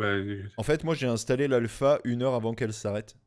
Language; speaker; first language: French; native; French